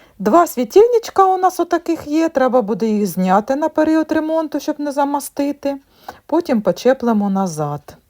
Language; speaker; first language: Ukrainian; native; Ukrainian